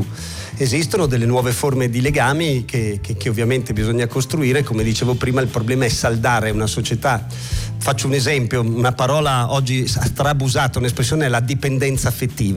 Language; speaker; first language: Italian; native; Italian